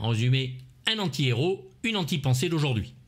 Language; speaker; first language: French; native; French